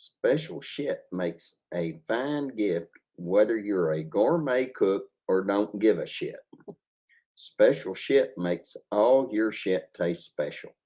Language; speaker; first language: English; native; English